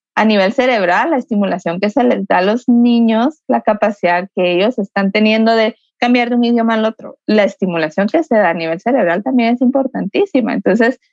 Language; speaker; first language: Spanish; native; Spanish